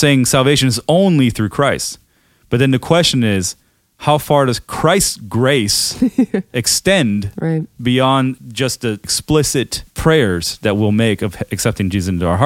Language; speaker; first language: English; early bilingual, other home language; German